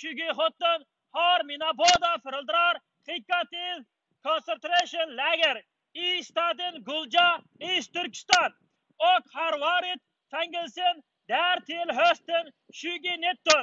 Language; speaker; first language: Swedish; non-native, learner; Uyghur